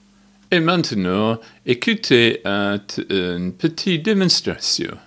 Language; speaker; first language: French; non-native, learner; English